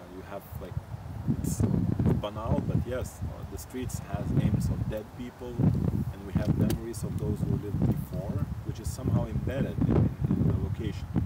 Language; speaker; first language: English; non-native, fluent; Lithuanian